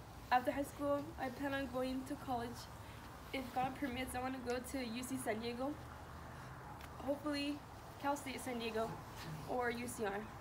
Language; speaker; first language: English; early bilingual, other home language; Spanish